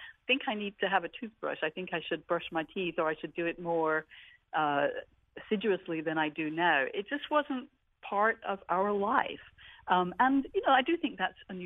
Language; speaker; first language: English; native; English